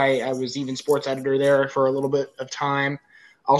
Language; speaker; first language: English; native; English